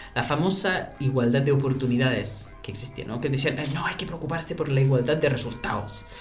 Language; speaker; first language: Spanish; non-native, fluent; English